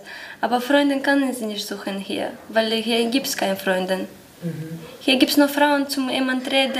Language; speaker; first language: German; non-native, learner; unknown